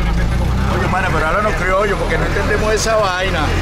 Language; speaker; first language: Spanish; native; Spanish